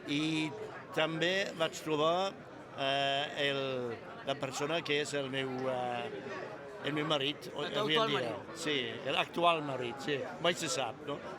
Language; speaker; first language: Catalan; non-native, fluent; English